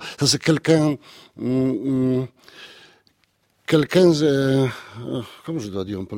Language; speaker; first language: French; non-native, learner; Polish